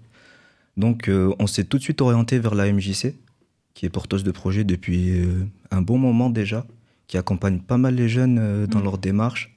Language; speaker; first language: French; native; French